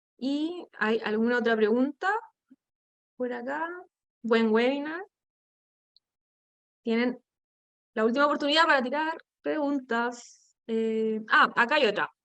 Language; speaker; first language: Spanish; native; Spanish